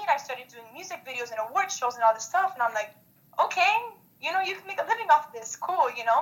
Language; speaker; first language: English; native; English